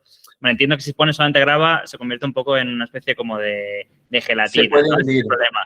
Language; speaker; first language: Spanish; native; Spanish